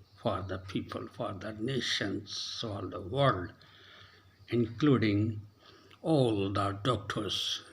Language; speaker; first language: English; non-native, local second language; Urdu